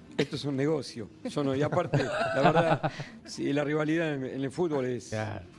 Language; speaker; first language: Spanish; native; Spanish